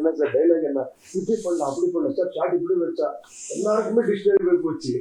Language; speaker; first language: Tamil; non-native, learner; Kannada